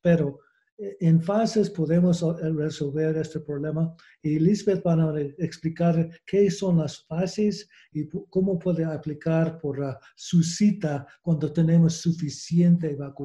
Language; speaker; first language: Spanish; non-native, learner; English